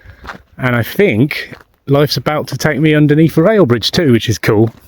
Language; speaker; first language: English; native; English